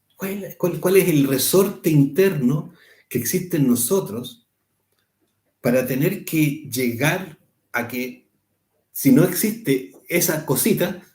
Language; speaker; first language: Spanish; native; Spanish